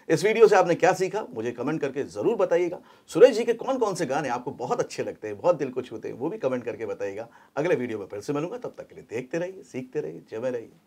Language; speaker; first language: Hindi; native; Hindi